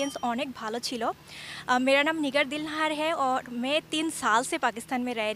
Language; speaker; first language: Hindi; non-native, fluent; Bangla